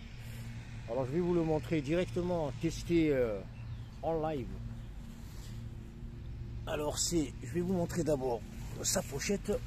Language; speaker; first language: French; non-native, local second language; Arabic